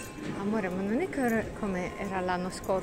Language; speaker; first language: Italian; non-native, learner; Russian